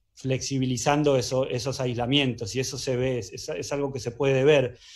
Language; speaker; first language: Spanish; native; Spanish